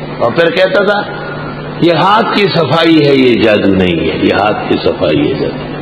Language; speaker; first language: Urdu; non-native, local second language; Pashto